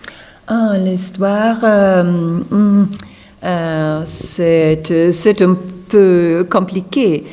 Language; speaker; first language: French; non-native, fluent; German